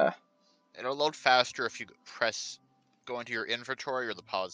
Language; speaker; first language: English; native; English